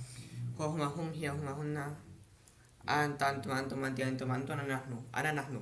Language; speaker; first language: Arabic; non-native, learner; Filipino